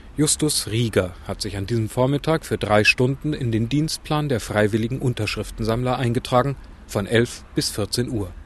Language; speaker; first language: German; native; German